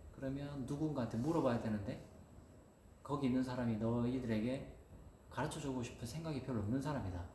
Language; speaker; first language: Korean; native; Korean